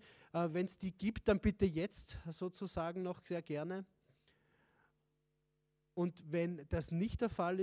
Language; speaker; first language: German; native; German